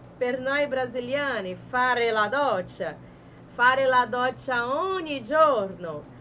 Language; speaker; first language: Italian; non-native, fluent; Portuguese